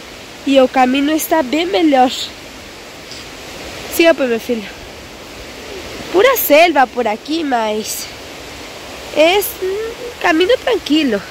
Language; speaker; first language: Portuguese; non-native, local second language; Spanish